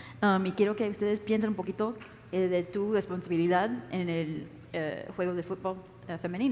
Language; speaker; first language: Spanish; early bilingual, heritage; English